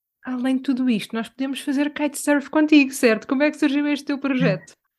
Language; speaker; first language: Portuguese; native; Portuguese